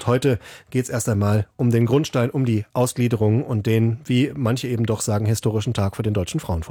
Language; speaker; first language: German; native; German